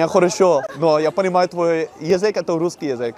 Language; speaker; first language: Russian; non-native, learner; Dutch